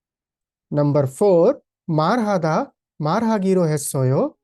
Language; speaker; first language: Korean; non-native, fluent; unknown